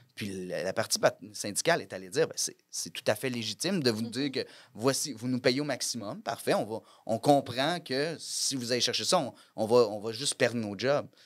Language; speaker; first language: French; native; French